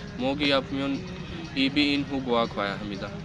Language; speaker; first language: Korean; non-native, learner; Punjabi